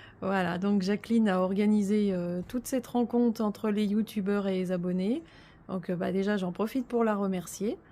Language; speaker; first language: French; native; French